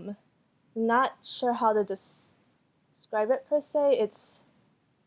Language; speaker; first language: English; early bilingual, other home language; Cantonese